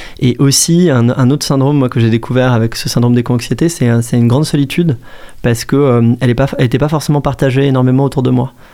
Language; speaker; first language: French; native; French